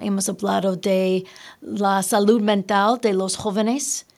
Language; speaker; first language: Spanish; early bilingual, heritage; Spanish